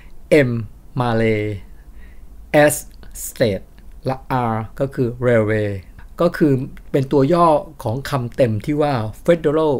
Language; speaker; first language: Thai; native; Thai